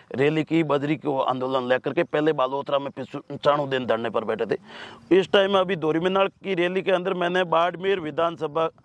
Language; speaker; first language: Hindi; native; Hindi